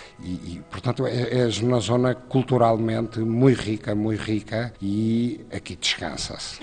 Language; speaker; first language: Spanish; non-native, fluent; Portuguese